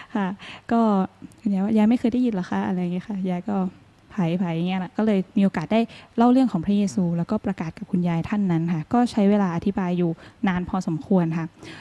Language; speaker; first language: Thai; native; Thai